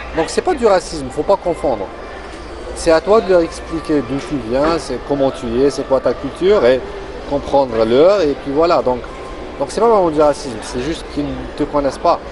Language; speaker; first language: French; non-native, local second language; Arabic